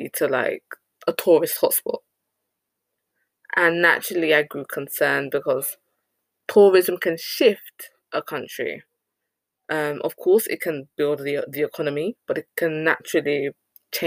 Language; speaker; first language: English; native; English